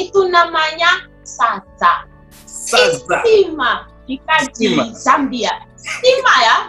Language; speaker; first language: Indonesian; non-native, fluent; Shona